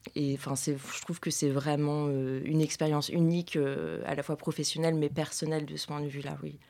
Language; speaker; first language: French; native; French